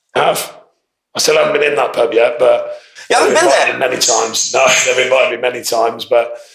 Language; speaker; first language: English; native; English